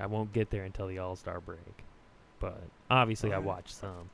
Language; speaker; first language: English; native; English